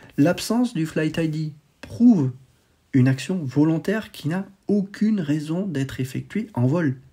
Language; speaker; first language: French; native; French